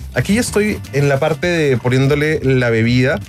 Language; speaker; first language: Spanish; native; Spanish